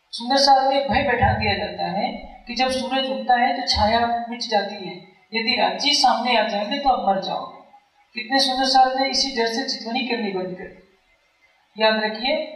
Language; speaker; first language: Hindi; native; Hindi